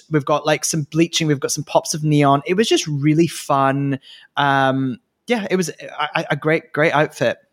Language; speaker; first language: English; native; English